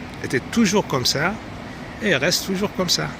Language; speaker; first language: French; non-native, fluent; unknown